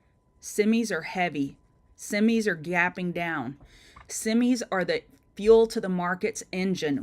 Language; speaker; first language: English; native; English